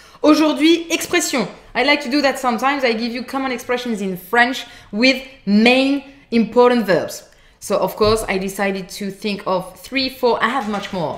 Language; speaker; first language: English; non-native, fluent; French